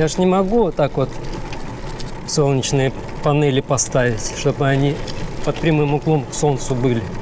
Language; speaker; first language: Russian; native; Russian